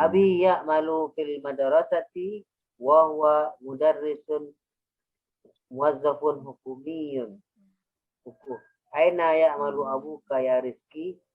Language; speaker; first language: Arabic; non-native, learner; Indonesian